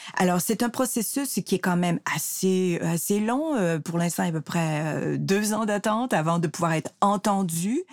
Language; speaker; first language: French; native; French